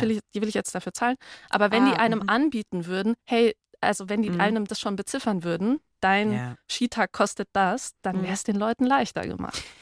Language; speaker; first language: German; native; German